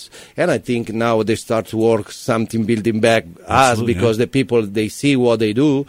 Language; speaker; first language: English; non-native, learner; Italian